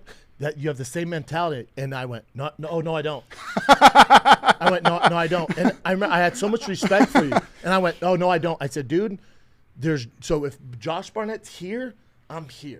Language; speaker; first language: English; native; English